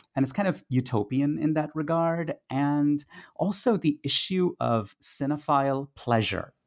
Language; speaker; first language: English; non-native, local second language; Tamil